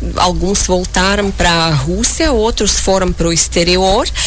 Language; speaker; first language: Portuguese; non-native, fluent; Russian